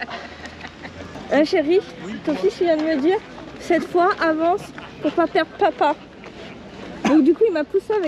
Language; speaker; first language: French; native; French